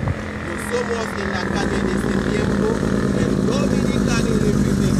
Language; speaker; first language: Spanish; non-native, learner; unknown